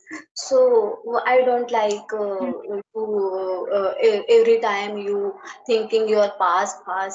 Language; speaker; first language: English; non-native, learner; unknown